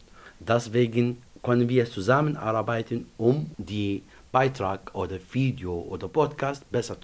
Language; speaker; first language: German; non-native, learner; Arabic